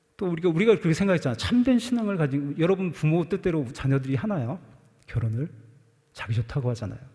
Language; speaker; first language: Korean; native; Korean